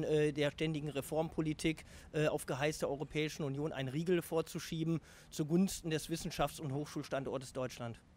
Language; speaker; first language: German; native; German